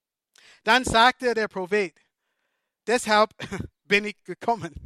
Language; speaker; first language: German; non-native, fluent; English